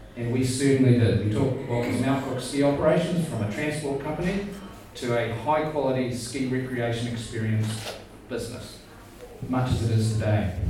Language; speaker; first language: English; native; English